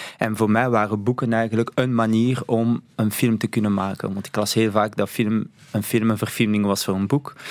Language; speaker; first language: Dutch; early bilingual, other home language; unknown